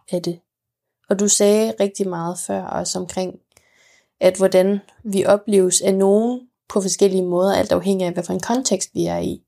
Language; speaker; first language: Danish; early bilingual, other home language; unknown